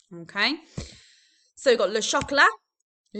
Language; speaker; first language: French; non-native, learner; English